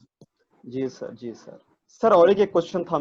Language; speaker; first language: Hindi; native; Hindi